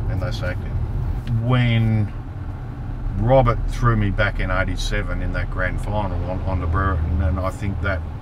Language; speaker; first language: English; native; English